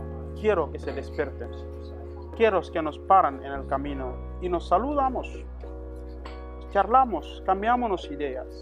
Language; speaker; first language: Spanish; non-native, fluent; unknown